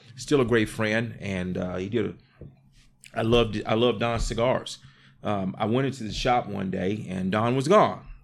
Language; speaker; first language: English; native; English